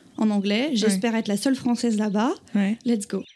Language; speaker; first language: French; native; French